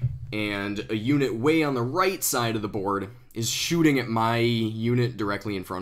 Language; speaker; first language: English; native; English